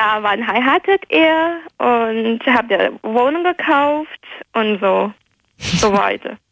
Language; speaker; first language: German; non-native, fluent; Chinese